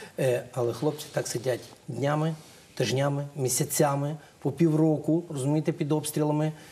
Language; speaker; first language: Ukrainian; native; Ukrainian